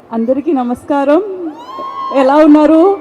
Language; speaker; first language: Telugu; non-native, learner; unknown